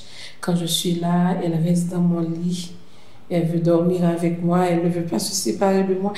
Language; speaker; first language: French; non-native, local second language; Haitian Creole